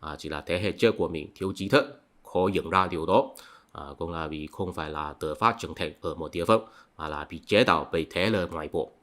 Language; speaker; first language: Vietnamese; non-native, fluent; Chinese